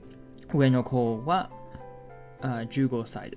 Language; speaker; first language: Japanese; non-native, learner; English